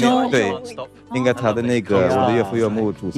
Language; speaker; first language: Chinese; non-native, fluent; Swedish